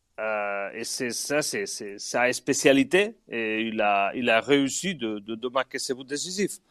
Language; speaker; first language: French; non-native, learner; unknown